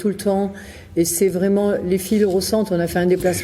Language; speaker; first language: French; native; French